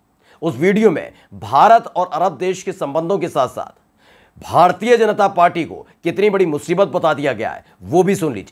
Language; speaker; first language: Hindi; native; Hindi